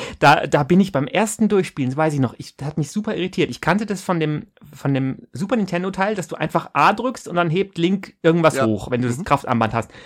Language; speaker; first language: German; native; German